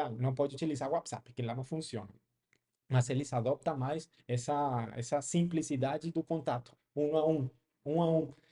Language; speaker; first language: Portuguese; non-native, fluent; Spanish